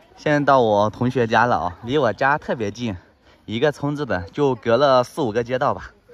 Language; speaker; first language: Chinese; native; Chinese